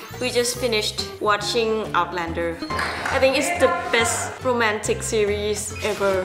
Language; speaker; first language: English; non-native, fluent; Thai